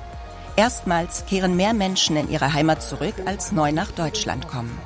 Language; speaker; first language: German; native; German